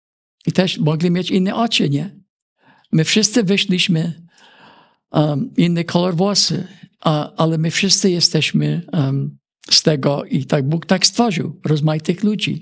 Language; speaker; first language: Polish; early bilingual, heritage; Polish